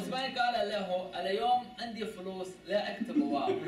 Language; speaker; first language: Arabic; non-native, learner; Chinese